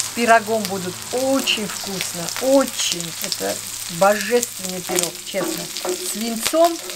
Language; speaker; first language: Russian; non-native, local second language; Armenian